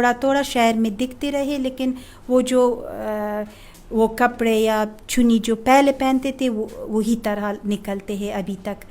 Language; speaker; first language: Hindi; non-native, fluent; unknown